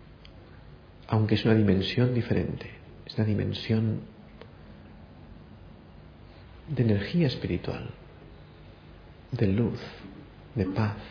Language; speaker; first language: Spanish; native; Spanish